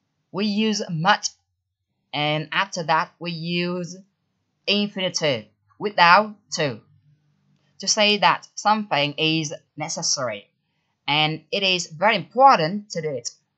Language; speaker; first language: English; non-native, fluent; Vietnamese